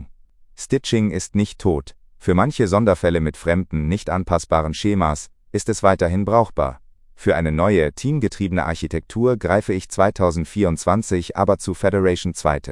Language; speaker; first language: German; native; German